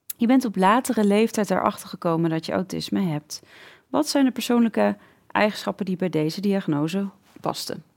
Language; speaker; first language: Dutch; native; Dutch